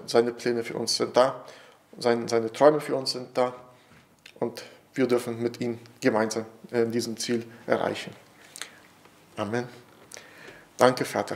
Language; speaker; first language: German; non-native, fluent; Portuguese